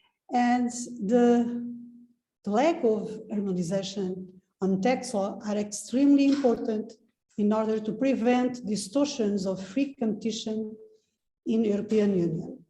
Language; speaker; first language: English; non-native, fluent; Portuguese